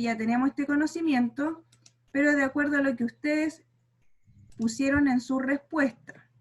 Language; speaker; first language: Spanish; native; Spanish